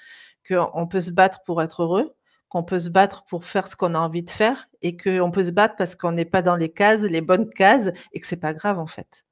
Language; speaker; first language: French; native; French